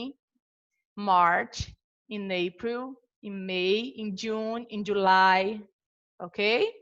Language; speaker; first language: English; non-native, fluent; Portuguese